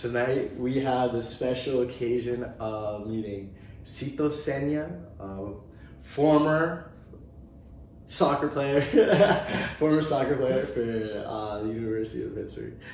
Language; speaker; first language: English; native; English